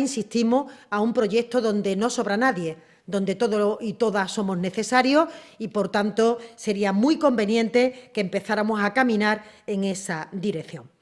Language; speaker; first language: Spanish; native; Spanish